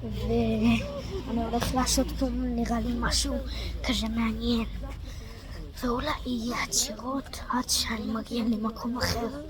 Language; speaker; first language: Hebrew; early bilingual, other home language; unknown